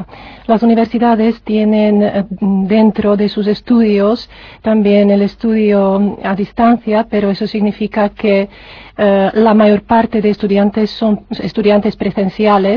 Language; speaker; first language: Spanish; non-native, fluent; Czech